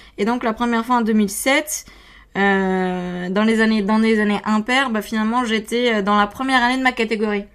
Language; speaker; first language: French; early bilingual, other home language; Romanian